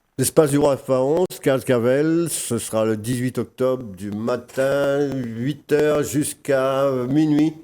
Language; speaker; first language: French; non-native, local second language; Réunion Creole French